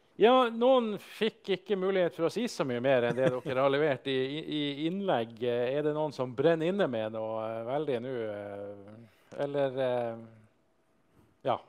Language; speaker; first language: Norwegian; native; Norwegian